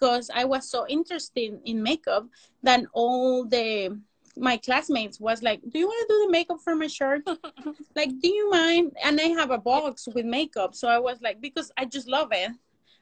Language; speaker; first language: English; non-native, fluent; Spanish